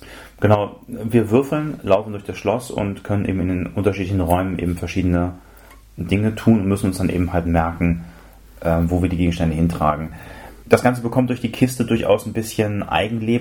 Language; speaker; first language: German; native; German